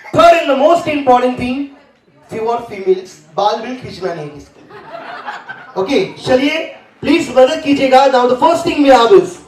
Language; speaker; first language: Hindi; non-native, local second language; Marathi